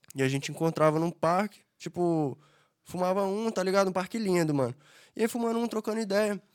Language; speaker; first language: Portuguese; non-native, fluent; English